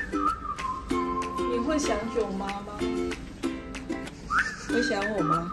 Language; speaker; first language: Chinese; non-native, fluent; Cantonese